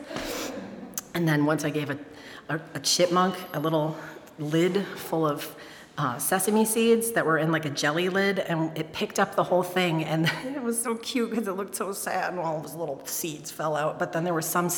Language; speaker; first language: English; native; English